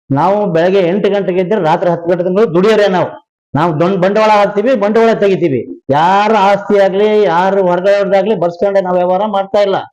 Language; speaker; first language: Kannada; native; Kannada